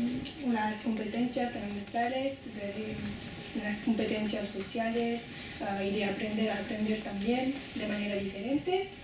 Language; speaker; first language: Spanish; non-native, fluent; French